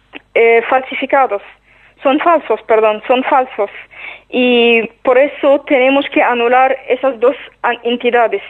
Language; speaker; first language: Spanish; non-native, fluent; Arabic